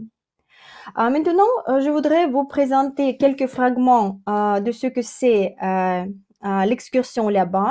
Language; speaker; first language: French; non-native, fluent; Russian